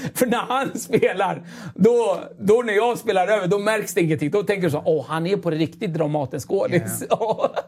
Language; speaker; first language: Swedish; early bilingual, other home language; Kurdish